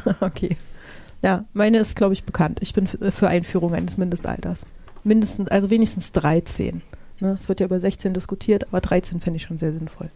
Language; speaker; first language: German; native; German